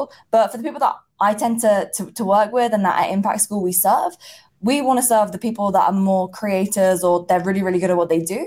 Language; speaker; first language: English; native; English